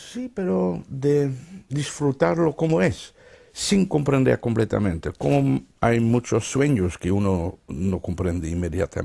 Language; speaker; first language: Spanish; non-native, fluent; Dutch